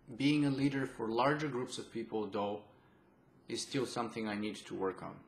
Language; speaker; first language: English; non-native, fluent; Bulgarian